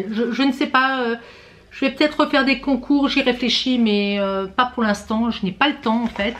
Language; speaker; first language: French; native; French